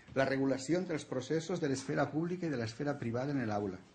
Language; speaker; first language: Spanish; non-native, local second language; Catalan